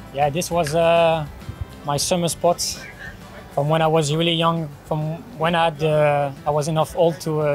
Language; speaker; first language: English; non-native, learner; French